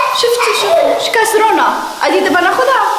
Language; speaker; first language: Arabic; native; Arabic